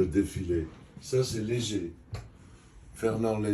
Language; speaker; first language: French; non-native, fluent; Georgian